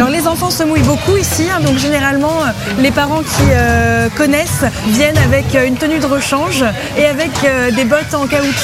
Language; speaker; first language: French; native; French